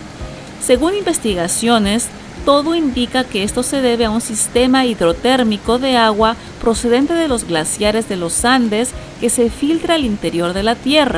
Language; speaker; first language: Spanish; native; Spanish